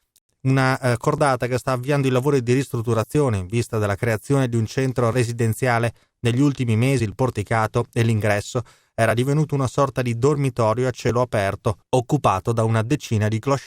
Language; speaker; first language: Italian; native; Italian